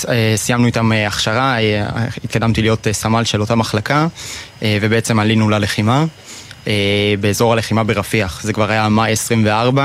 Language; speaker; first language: Hebrew; native; Hebrew